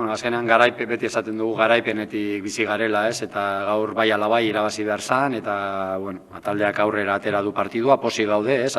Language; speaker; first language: Basque; native; Basque